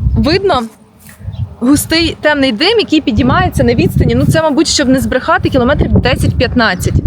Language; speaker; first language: Ukrainian; native; Ukrainian